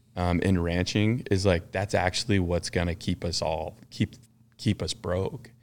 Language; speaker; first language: English; native; English